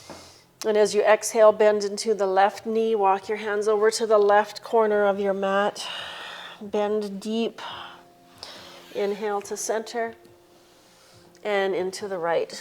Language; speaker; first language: English; native; English